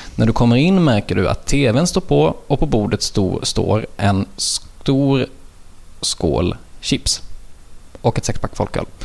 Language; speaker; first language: Swedish; native; Swedish